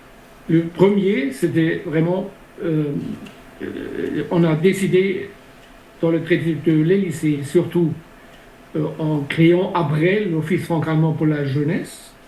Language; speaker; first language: French; non-native, fluent; German